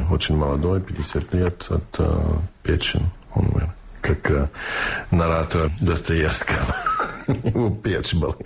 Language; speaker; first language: Russian; non-native, fluent; English